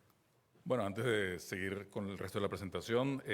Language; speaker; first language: Spanish; native; Spanish